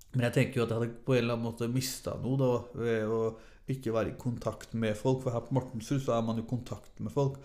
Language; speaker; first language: Norwegian; early bilingual, other home language; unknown